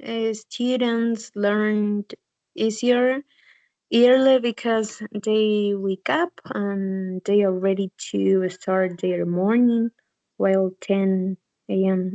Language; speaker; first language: English; non-native, learner; Spanish